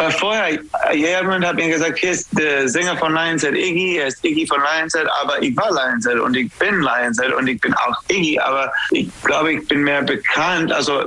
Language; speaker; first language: German; non-native, learner; English